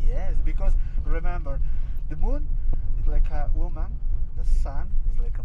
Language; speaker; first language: English; non-native, learner; Spanish